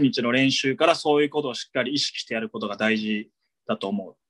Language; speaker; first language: Japanese; native; Japanese